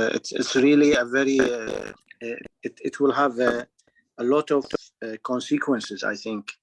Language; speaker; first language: English; non-native, fluent; Arabic